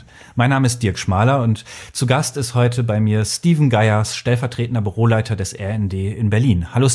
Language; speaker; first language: German; native; German